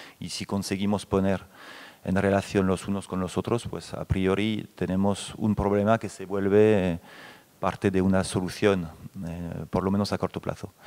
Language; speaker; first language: Spanish; non-native, fluent; French